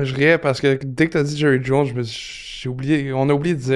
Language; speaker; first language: French; native; French